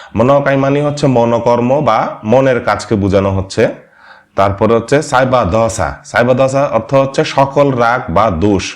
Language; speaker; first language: Bangla; non-native, local second language; Marma